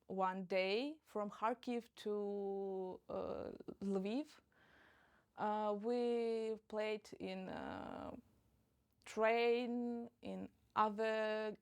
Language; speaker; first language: English; non-native, fluent; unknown